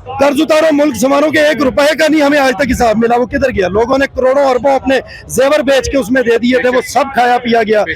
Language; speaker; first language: Urdu; native; Urdu